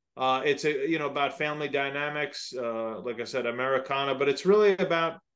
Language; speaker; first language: English; native; English